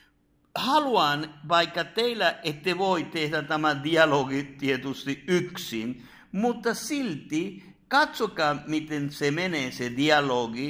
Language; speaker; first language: Finnish; non-native, fluent; Spanish